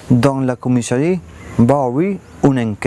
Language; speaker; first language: French; non-native, learner; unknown